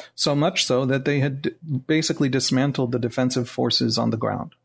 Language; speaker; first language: English; non-native, fluent; Hebrew